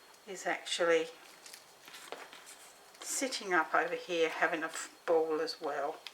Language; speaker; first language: English; native; English